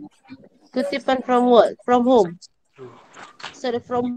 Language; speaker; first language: English; non-native, learner; Indonesian